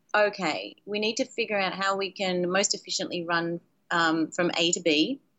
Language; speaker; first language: English; native; English